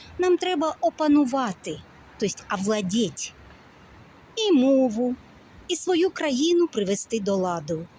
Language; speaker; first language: Ukrainian; non-native, local second language; Russian